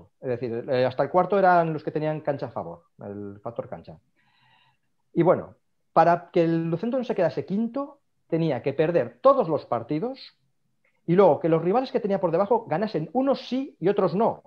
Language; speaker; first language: Spanish; native; Spanish